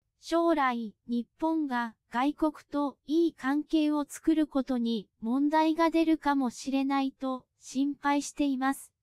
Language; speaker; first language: Japanese; non-native, fluent; Cantonese